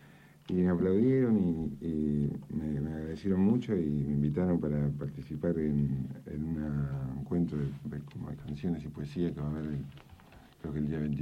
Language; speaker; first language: Spanish; native; Spanish